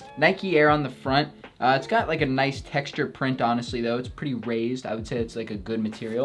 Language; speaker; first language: English; native; English